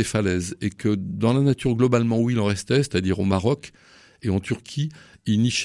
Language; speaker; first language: French; native; French